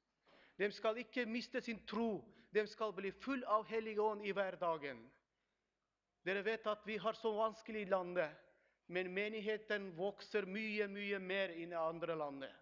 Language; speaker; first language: Swedish; non-native, learner; Turkmen